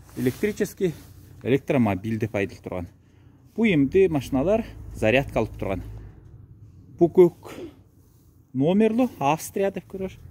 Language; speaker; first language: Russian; non-native, local second language; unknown